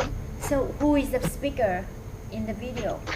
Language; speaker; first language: English; non-native, fluent; Vietnamese